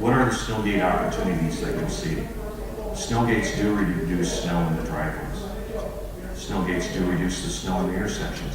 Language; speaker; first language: English; native; English